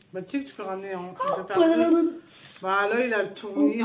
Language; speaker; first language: French; native; French